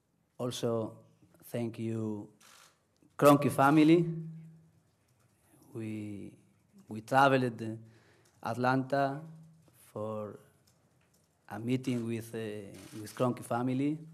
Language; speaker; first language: English; non-native, learner; Spanish